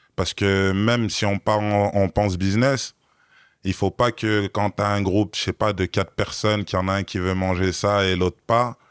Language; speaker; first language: French; native; French